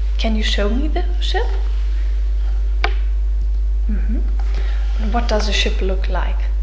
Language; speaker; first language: English; non-native, fluent; German